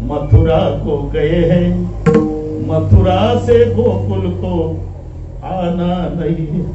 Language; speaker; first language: Hindi; non-native, local second language; Marathi